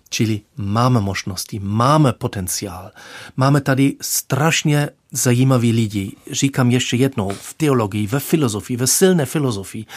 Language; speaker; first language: Czech; non-native, fluent; German